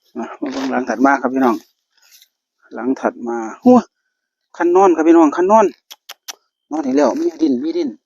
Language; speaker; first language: Thai; native; Thai